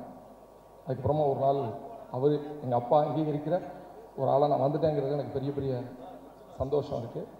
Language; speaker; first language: Tamil; native; Tamil